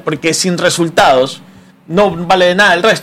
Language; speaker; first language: Spanish; native; Spanish